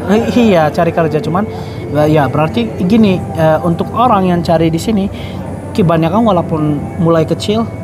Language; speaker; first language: Indonesian; non-native, fluent; Arabic